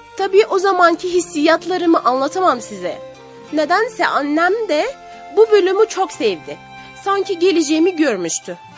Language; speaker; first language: Turkish; non-native, fluent; Arabic